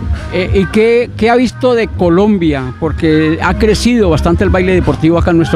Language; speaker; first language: Spanish; native; Spanish